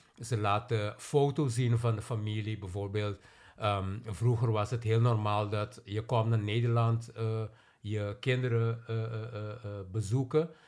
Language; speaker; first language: Dutch; non-native, local second language; Papiamento